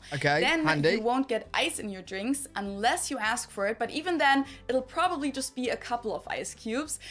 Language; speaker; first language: English; non-native, fluent; German